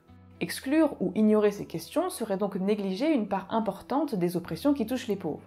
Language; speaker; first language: French; native; French